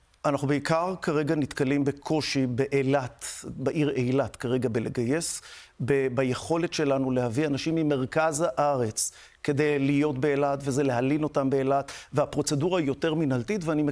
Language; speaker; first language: Hebrew; native; Hebrew